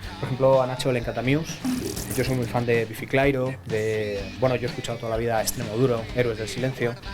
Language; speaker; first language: Spanish; native; Spanish